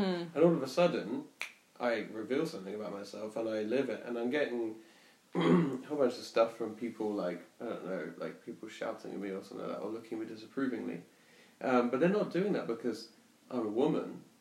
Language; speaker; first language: English; native; English